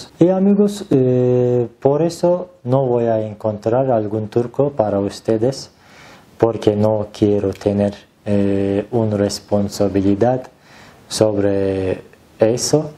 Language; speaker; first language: Spanish; non-native, learner; Turkish